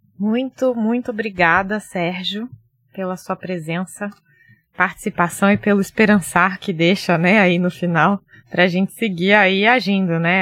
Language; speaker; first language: Portuguese; native; Portuguese